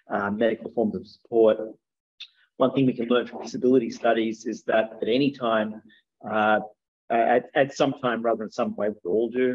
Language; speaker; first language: English; native; English